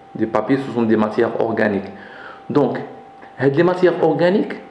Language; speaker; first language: French; non-native, local second language; Arabic